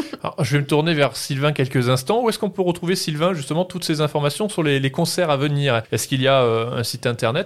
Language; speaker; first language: French; native; French